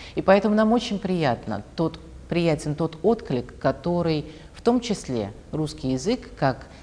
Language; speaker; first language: Russian; native; Russian